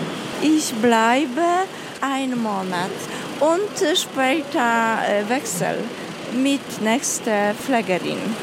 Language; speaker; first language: German; non-native, learner; Polish